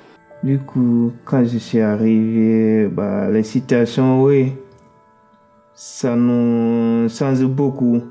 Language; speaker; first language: French; non-native, learner; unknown